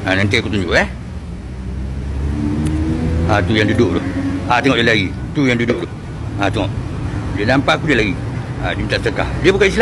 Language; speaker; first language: Malay; native; Malay